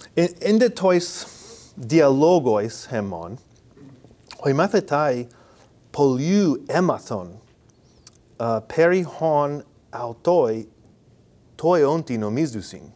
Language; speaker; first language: Greek; non-native, fluent; English